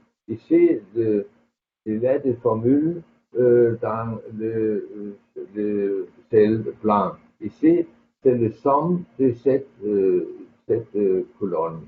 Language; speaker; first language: French; non-native, fluent; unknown